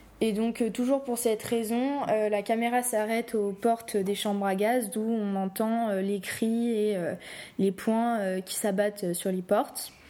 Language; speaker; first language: French; native; French